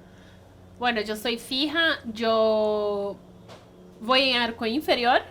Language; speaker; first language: Spanish; non-native, fluent; Portuguese